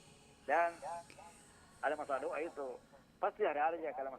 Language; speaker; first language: Indonesian; non-native, local second language; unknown